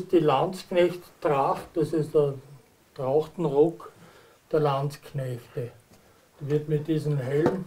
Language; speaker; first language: German; native; German